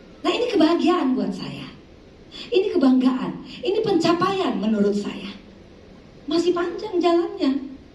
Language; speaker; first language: Indonesian; native; Indonesian